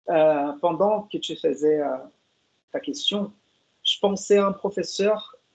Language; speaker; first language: French; non-native, fluent; Portuguese